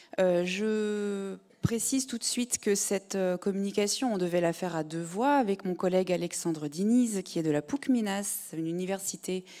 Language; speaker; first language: French; native; French